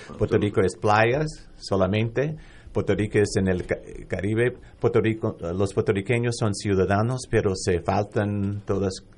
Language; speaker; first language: Spanish; non-native, fluent; English